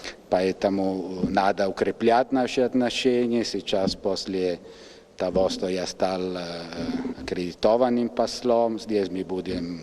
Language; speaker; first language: Russian; non-native, fluent; Italian